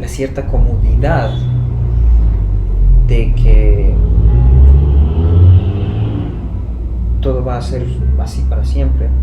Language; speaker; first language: Spanish; non-native, fluent; Persian